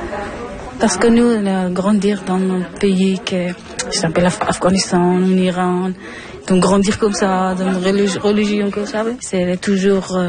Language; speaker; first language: French; non-native, learner; Persian